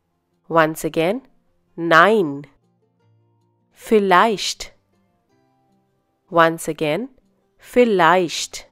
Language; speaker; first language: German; non-native, fluent; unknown